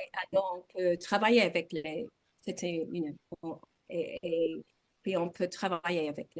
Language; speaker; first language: French; non-native, learner; English